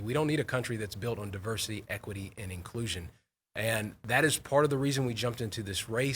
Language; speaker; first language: English; native; English